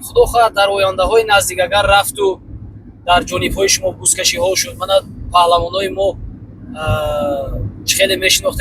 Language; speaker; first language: Persian; native; Persian